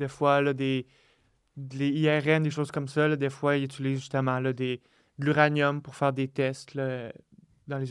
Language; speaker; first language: French; native; French